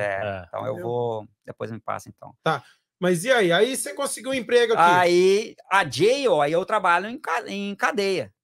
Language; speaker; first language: Portuguese; native; Portuguese